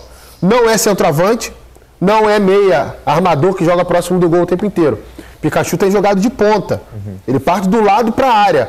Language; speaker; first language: Portuguese; native; Portuguese